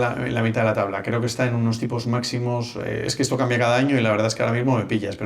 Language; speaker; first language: Spanish; native; Spanish